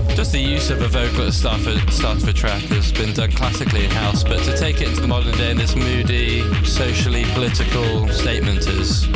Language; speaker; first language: English; native; English